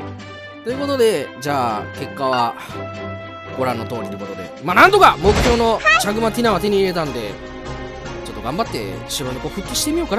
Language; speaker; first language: Japanese; native; Japanese